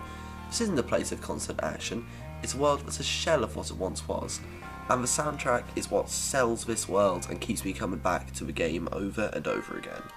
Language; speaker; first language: English; native; English